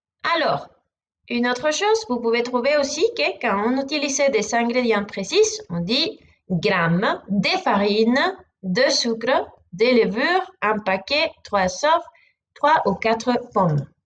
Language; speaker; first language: French; non-native, fluent; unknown